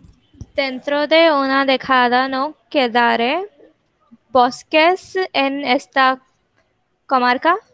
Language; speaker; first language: Spanish; non-native, learner; English